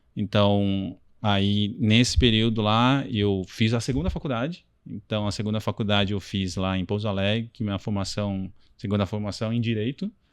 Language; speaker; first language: Portuguese; non-native, fluent; Chinese